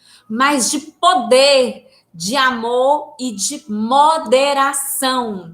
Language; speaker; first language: Portuguese; native; Portuguese